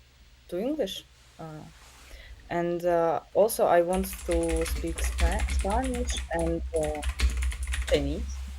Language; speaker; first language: English; non-native, learner; Russian